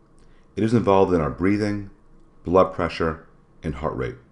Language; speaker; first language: English; native; English